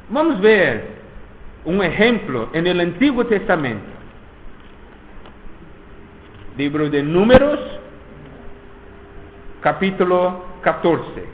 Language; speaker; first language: Spanish; non-native, fluent; Portuguese